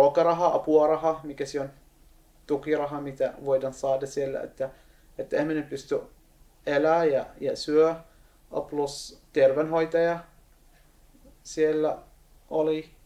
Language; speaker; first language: Finnish; non-native, learner; Arabic